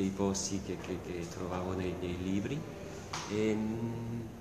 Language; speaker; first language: Italian; non-native, fluent; French